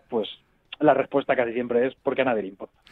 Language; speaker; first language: Spanish; native; Spanish